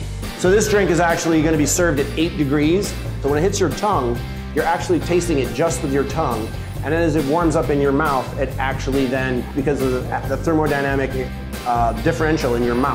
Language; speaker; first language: English; native; English